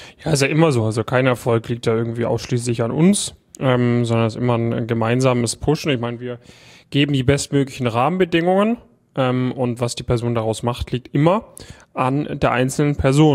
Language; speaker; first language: German; native; German